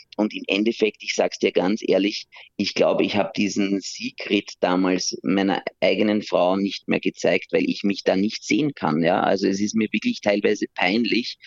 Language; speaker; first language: German; native; German